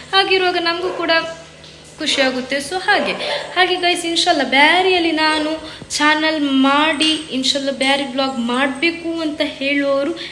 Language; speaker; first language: Kannada; non-native, local second language; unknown